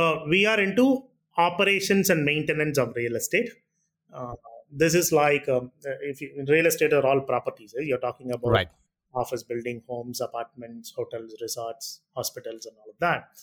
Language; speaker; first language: English; non-native, local second language; Tamil